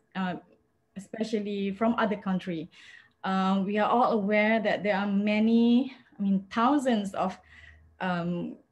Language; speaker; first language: English; non-native, local second language; Malay